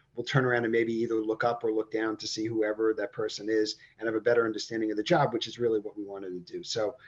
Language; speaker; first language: English; native; English